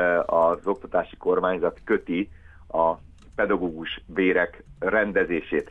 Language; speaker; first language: Hungarian; native; Hungarian